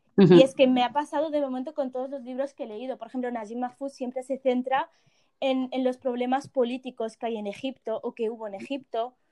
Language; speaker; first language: Spanish; early bilingual, other home language; Arabic